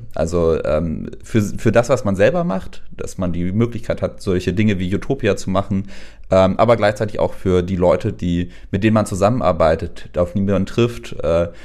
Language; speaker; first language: German; native; German